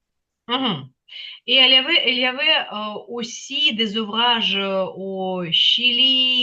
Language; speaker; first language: French; non-native, fluent; Ukrainian